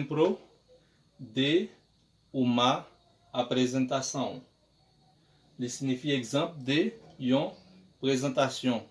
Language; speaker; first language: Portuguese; non-native, learner; Haitian Creole